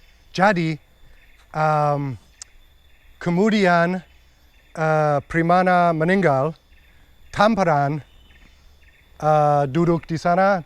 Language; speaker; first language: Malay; non-native, learner; English